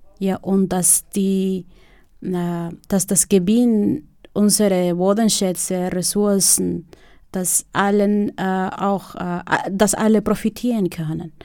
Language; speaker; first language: German; non-native, fluent; Spanish